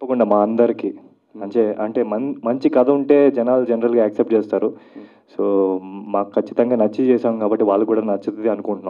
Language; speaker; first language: Telugu; native; Telugu